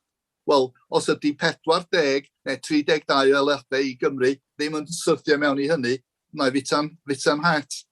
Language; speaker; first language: Welsh; native; Welsh